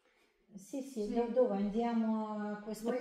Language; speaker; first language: Italian; non-native, learner; Russian